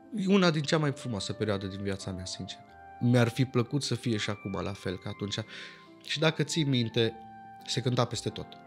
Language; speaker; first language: Romanian; early bilingual, heritage; Romanian